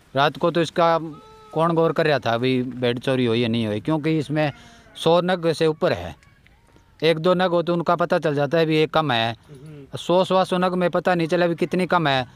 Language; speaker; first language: Hindi; native; Hindi